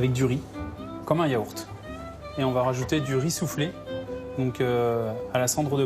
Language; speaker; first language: French; native; French